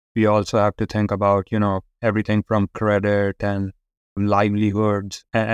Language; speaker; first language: English; non-native, local second language; Hindi